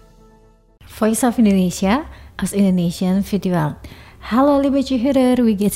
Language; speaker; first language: German; non-native, fluent; Indonesian